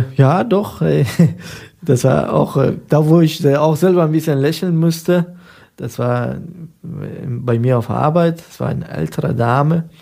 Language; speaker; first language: German; non-native, fluent; Persian